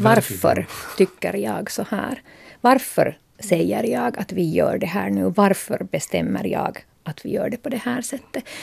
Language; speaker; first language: Swedish; native; Swedish